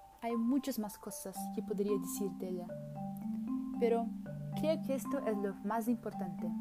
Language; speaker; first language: Spanish; non-native, learner; Portuguese